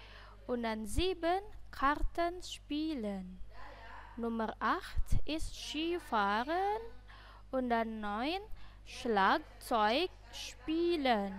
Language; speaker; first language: German; non-native, learner; Indonesian